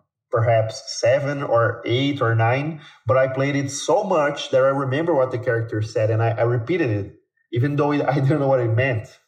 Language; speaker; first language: English; non-native, fluent; Portuguese